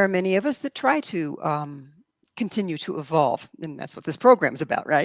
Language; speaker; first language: English; native; English